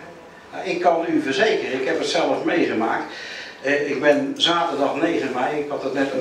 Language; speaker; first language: Dutch; native; Dutch